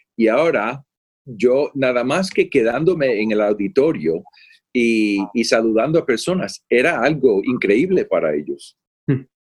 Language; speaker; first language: Spanish; early bilingual, heritage; Spanish